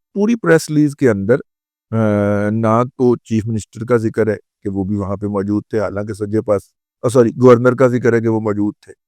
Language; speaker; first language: Urdu; non-native, local second language; Punjabi